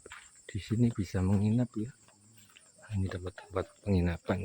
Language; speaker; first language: Indonesian; non-native, local second language; Javanese